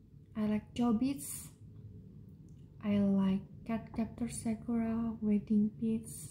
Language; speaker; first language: English; non-native, learner; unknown